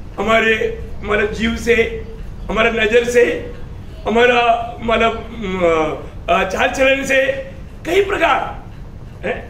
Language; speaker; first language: Hindi; non-native, local second language; Malayalam